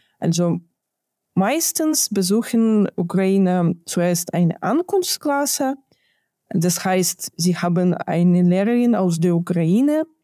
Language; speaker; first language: German; non-native, fluent; Ukrainian